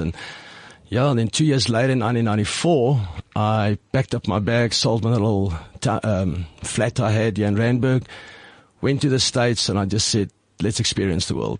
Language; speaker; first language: English; non-native, local second language; Afrikaans